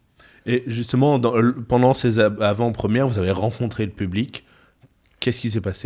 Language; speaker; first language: French; native; French